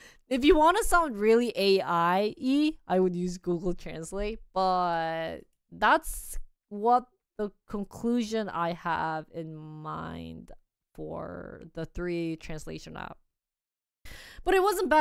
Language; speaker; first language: English; non-native, fluent; Korean